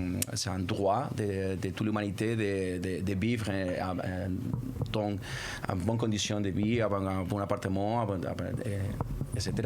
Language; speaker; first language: French; non-native, fluent; Spanish